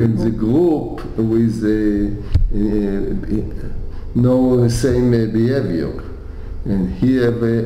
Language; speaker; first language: English; non-native, learner; Hebrew